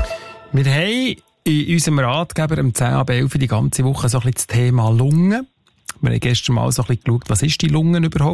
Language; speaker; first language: German; native; German